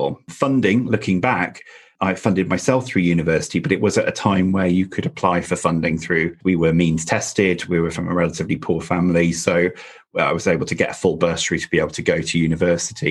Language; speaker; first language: English; native; English